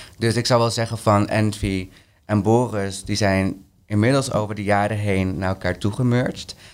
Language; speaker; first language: Dutch; early bilingual, other home language; Spanish